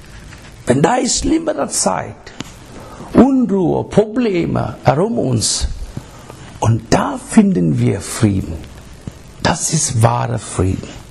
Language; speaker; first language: German; non-native, learner; English